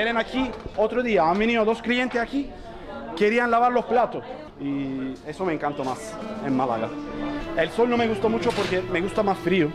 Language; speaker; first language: Spanish; non-native, learner; Turkish